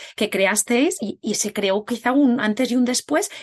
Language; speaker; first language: Spanish; native; Spanish